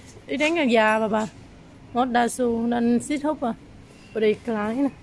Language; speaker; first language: German; non-native, learner; Vietnamese